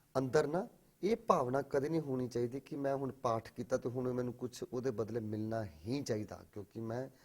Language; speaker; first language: Punjabi; native; Punjabi